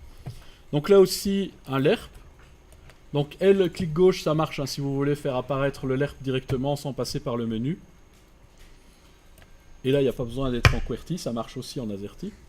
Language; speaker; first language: French; native; French